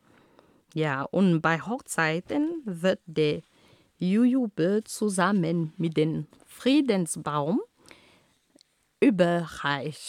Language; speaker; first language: German; non-native, fluent; Ghomala